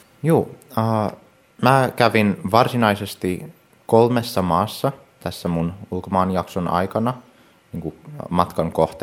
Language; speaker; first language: Finnish; early bilingual, heritage; Finnish